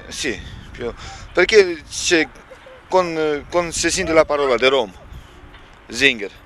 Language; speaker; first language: Italian; non-native, learner; Romanian